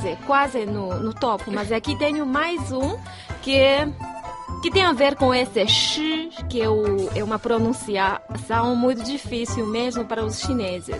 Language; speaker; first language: Portuguese; non-native, fluent; Chinese